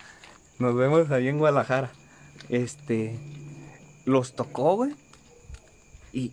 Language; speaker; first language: Spanish; native; Spanish